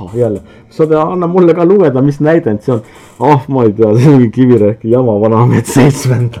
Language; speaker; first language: Estonian; non-native, local second language; Russian